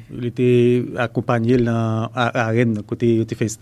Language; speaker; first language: Portuguese; non-native, learner; Haitian Creole